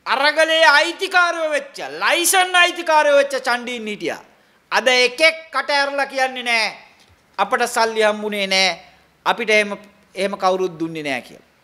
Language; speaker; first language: Sinhala; non-native, local second language; Tamil